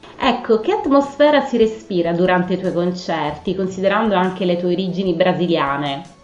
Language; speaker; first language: Italian; native; Italian